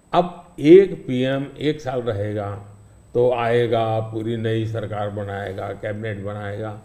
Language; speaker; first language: Hindi; non-native, local second language; Gujarati